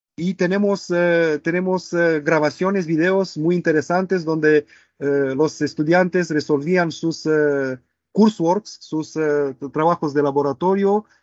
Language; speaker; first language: Spanish; non-native, fluent; Romanian